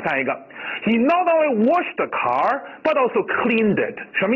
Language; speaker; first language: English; non-native, fluent; Chinese